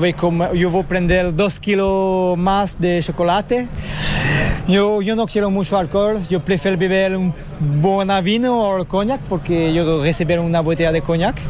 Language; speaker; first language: Spanish; non-native, learner; French